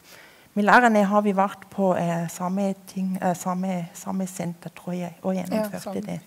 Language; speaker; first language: Norwegian; non-native, fluent; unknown